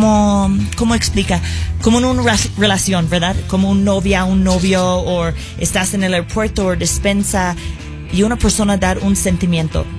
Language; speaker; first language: Spanish; non-native, fluent; English